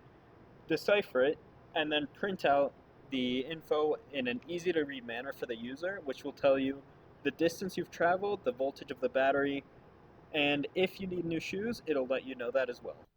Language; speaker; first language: English; native; English